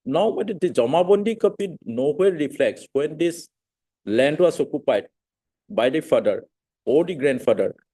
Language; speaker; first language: English; non-native, local second language; Assamese